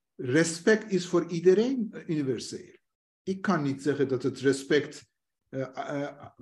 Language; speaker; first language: Dutch; non-native, fluent; Persian